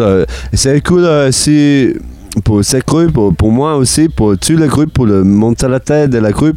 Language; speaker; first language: French; non-native, learner; English